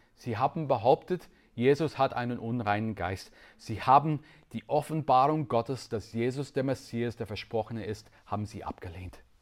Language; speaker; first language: German; non-native, fluent; English